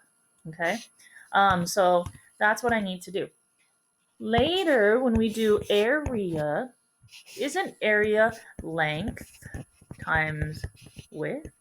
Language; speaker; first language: English; native; English